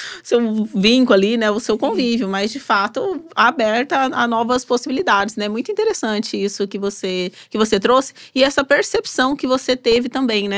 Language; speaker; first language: Portuguese; native; Portuguese